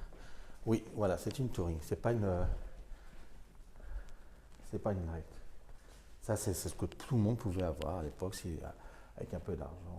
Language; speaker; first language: French; native; French